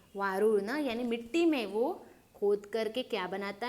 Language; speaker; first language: Hindi; non-native, local second language; Marathi